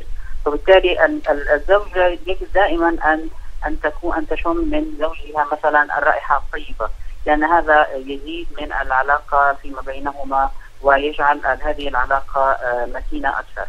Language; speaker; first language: Arabic; native; Arabic